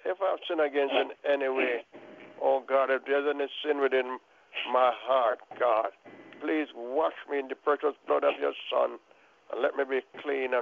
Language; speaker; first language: English; non-native, local second language; Jamaican Creole English